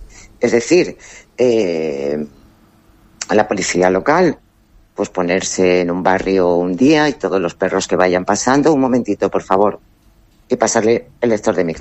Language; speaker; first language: Spanish; native; Spanish